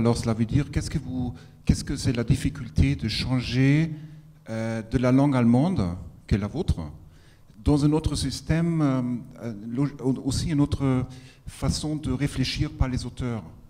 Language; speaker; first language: French; non-native, fluent; German